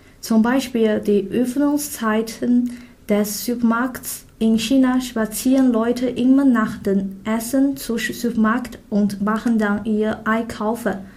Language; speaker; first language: German; non-native, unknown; Chinese